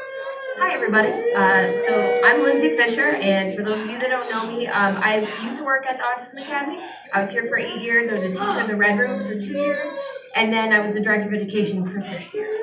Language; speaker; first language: English; native; English